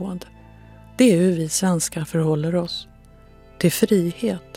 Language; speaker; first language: Swedish; native; Swedish